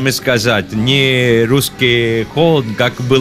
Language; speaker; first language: Russian; non-native, learner; Italian